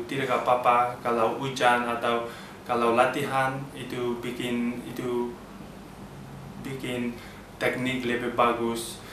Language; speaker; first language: Indonesian; early bilingual, heritage; Dutch